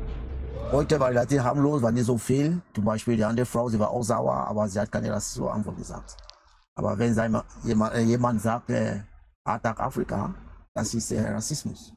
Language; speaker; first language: German; non-native, learner; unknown